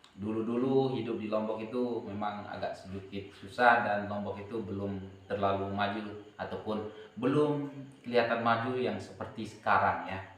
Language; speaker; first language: Malay; non-native, local second language; Sasak